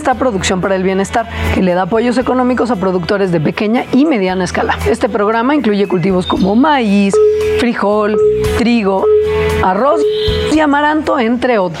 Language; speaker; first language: Spanish; native; Spanish